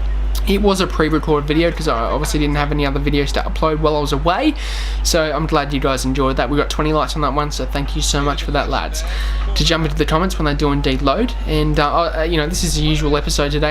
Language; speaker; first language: English; native; English